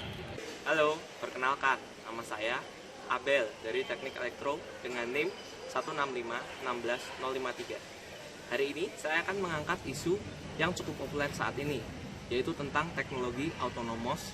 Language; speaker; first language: Indonesian; native; Indonesian